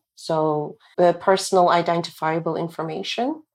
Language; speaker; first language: English; non-native, fluent; Dutch